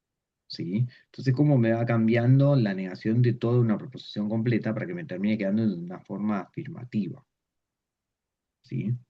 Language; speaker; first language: Spanish; native; Spanish